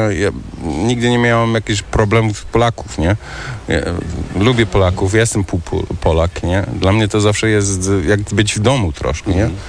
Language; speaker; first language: Polish; early bilingual, heritage; German